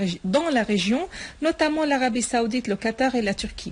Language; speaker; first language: French; non-native, fluent; Arabic